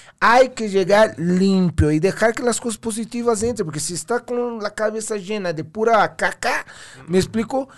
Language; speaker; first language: Spanish; non-native, fluent; Portuguese